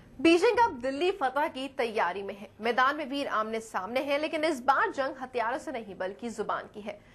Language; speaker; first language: Hindi; native; Hindi